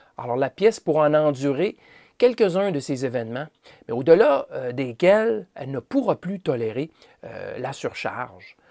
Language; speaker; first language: French; native; French